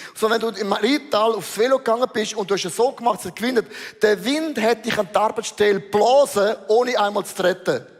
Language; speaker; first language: German; native; German